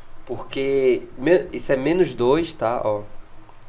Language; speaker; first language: Portuguese; native; Portuguese